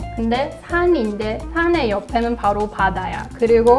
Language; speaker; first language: Korean; non-native, fluent; Chinese